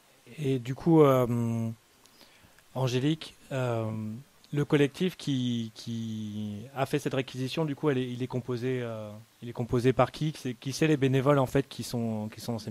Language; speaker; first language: French; native; French